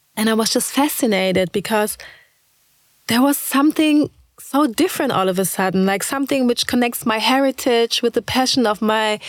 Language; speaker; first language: English; early bilingual, other home language; German